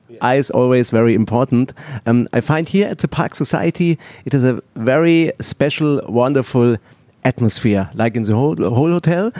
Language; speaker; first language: English; non-native, learner; German